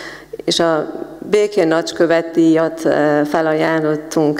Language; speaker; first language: Hungarian; non-native, fluent; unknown